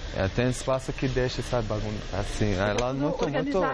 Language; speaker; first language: Portuguese; non-native, learner; Arabic